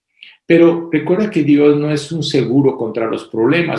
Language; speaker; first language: Spanish; native; Spanish